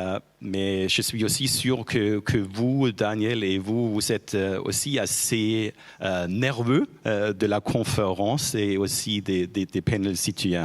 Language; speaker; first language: French; non-native, fluent; German